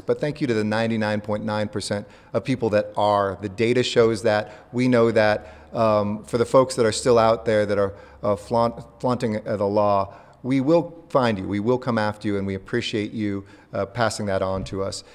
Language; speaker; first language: English; native; English